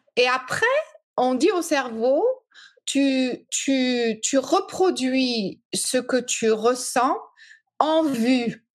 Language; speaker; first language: French; early bilingual, other home language; English